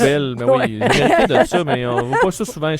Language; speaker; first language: French; native; French